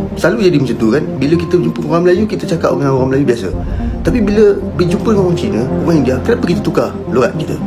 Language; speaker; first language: Malay; native; Malay